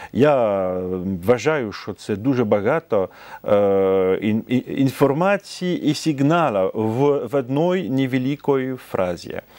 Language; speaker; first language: Ukrainian; non-native, fluent; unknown